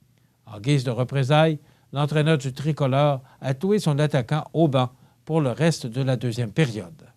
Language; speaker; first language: French; native; French